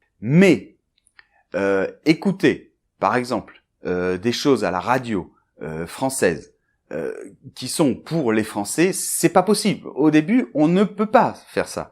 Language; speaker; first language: French; native; French